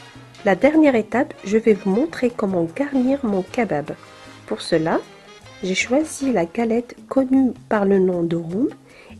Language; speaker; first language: French; non-native, local second language; Arabic